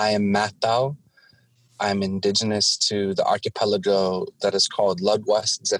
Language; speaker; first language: English; native; English